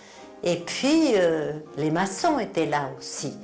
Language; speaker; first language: French; native; French